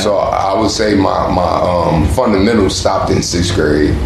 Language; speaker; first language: English; native; English